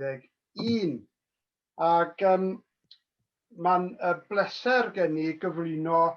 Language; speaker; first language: Welsh; native; Welsh